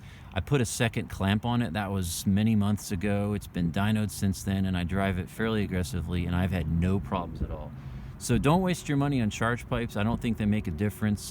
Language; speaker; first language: English; native; English